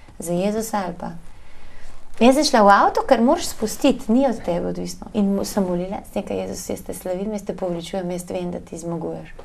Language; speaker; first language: Slovenian; native; Slovenian